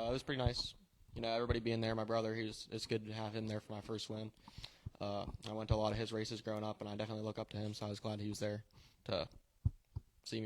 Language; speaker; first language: English; native; English